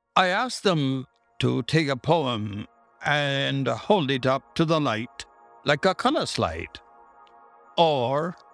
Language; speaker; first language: English; non-native, local second language; Tamil